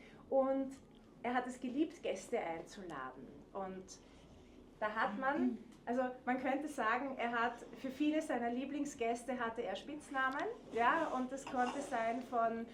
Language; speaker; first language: German; native; German